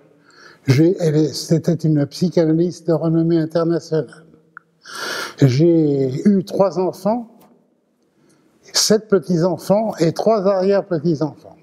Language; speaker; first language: French; early bilingual, other home language; Ladino